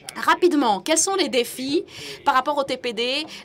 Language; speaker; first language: French; non-native, fluent; English